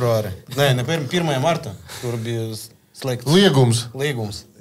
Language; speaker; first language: Latvian; non-native, learner; Russian